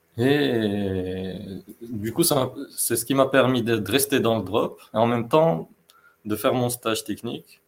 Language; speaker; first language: French; non-native, local second language; Arabic